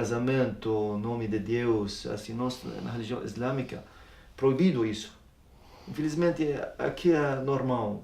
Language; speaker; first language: Portuguese; non-native, learner; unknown